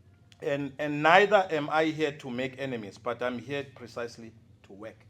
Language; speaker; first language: English; non-native, local second language; Zulu